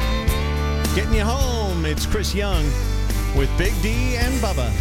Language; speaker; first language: English; native; English